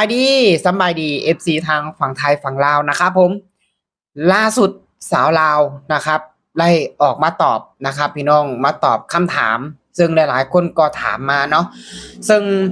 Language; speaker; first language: Thai; non-native, local second language; Northeastern Thai